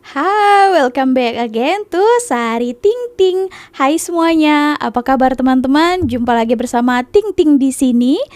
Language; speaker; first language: Indonesian; native; Indonesian